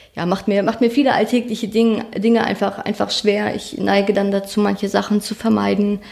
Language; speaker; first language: German; native; German